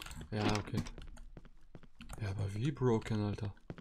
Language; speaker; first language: German; native; German